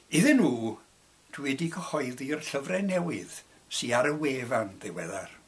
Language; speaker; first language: Welsh; non-native, local second language; English